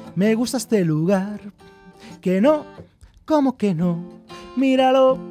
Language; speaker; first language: Spanish; native; Spanish